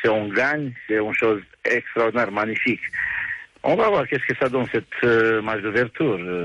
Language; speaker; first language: French; non-native, fluent; Romanian